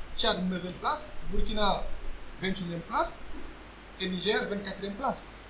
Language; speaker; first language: French; non-native, local second language; Wolof